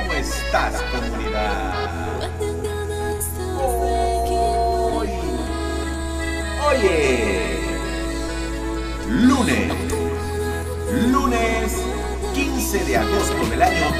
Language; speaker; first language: Spanish; native; Spanish